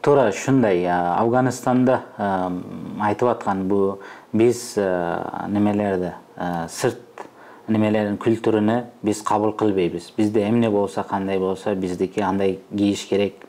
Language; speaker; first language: Kyrgyz; non-native, fluent; Uzbek